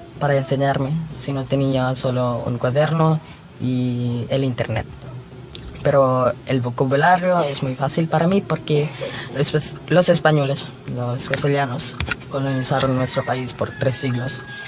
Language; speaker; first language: Spanish; non-native, fluent; Filipino